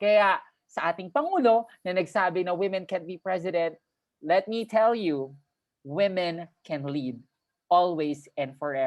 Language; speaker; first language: Filipino; native; Filipino